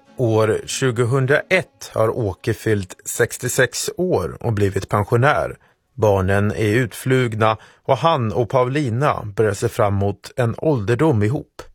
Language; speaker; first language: Swedish; native; Swedish